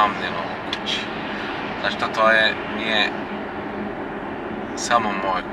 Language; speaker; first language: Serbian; non-native, learner; Turkish